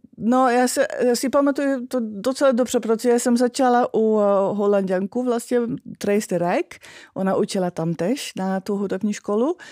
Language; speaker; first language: Czech; non-native, fluent; Dutch